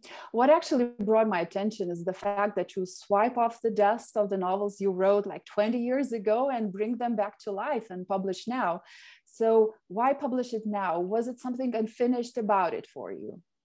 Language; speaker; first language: English; non-native, fluent; Lithuanian